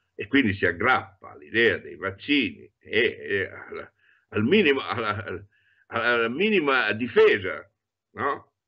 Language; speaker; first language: Italian; native; Italian